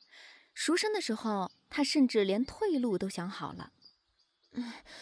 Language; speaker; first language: Chinese; native; Chinese